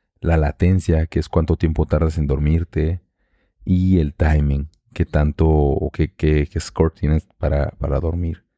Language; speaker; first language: Spanish; native; Spanish